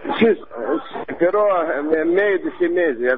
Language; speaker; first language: Italian; non-native, learner; Arabic